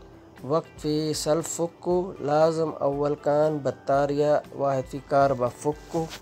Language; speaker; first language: Arabic; non-native, learner; Urdu